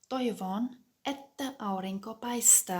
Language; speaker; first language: Finnish; non-native, fluent; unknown